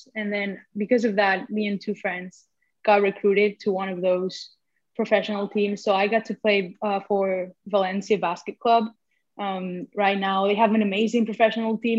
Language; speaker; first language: English; non-native, fluent; Spanish